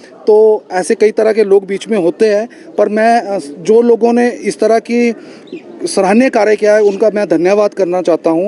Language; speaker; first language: Hindi; native; Hindi